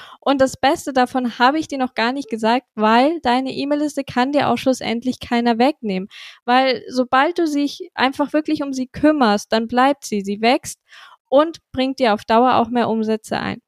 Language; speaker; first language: German; native; German